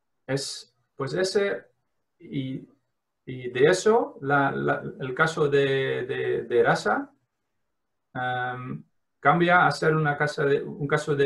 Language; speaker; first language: Spanish; non-native, fluent; Dutch